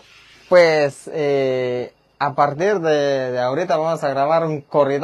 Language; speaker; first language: Spanish; non-native, local second language; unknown